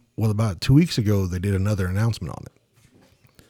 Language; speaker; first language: English; native; English